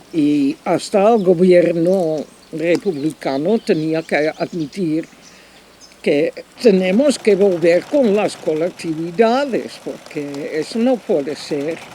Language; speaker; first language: Spanish; non-native, fluent; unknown